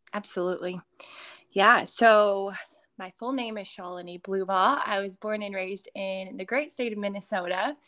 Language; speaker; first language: English; early bilingual, other home language; Hindi